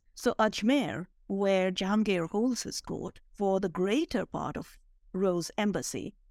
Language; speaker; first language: English; non-native, local second language; Bangla